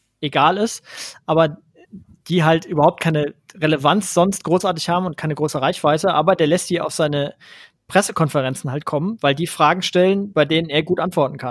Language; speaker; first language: German; native; German